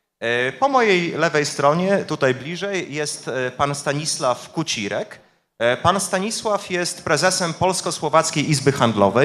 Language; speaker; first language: Polish; native; Polish